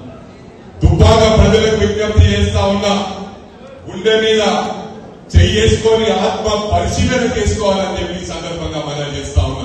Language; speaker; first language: Telugu; native; Telugu